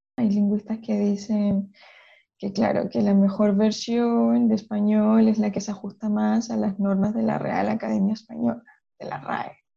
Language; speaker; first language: Spanish; native; Spanish